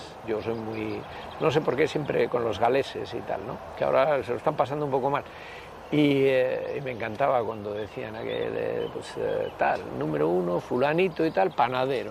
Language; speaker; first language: Spanish; native; Spanish